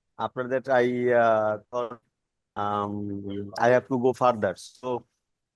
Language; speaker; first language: English; non-native, learner; Bangla